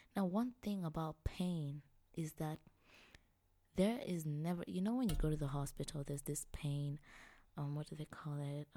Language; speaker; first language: English; non-native, local second language; Swahili